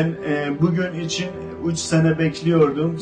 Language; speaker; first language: Turkish; non-native, fluent; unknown